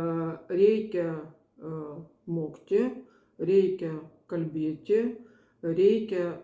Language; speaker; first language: Lithuanian; non-native, learner; Ukrainian